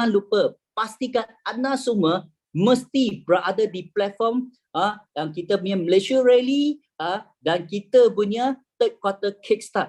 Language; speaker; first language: Malay; native; Malay